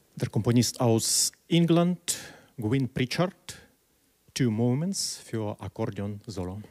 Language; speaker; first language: German; non-native, fluent; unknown